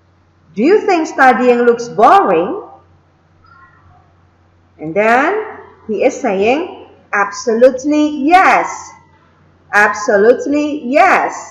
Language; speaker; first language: English; non-native, fluent; Indonesian